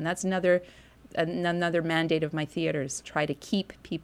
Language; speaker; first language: English; native; English